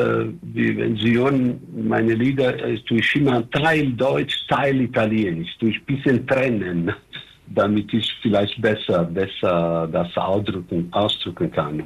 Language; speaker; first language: German; non-native, fluent; Italian